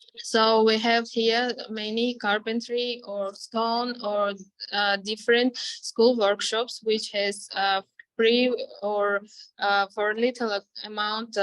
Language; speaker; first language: English; non-native, fluent; Armenian